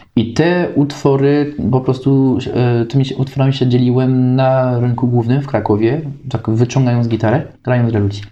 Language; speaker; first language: Polish; non-native, fluent; French